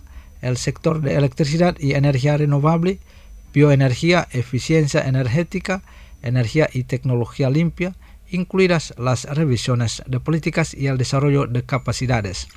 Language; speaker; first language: Spanish; non-native, fluent; Indonesian